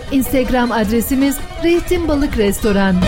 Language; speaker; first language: Turkish; native; Turkish